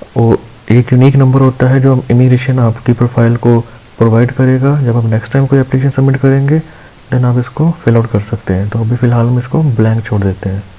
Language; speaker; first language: Hindi; non-native, local second language; Punjabi